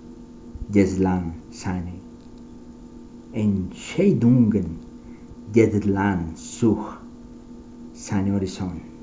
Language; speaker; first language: German; non-native, learner; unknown